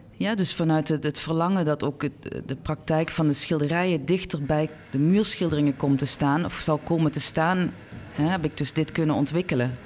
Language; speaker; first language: Dutch; native; Dutch